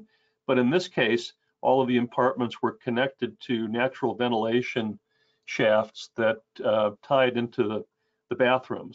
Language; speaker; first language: English; native; English